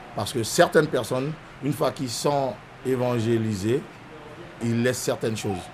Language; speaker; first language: French; native; French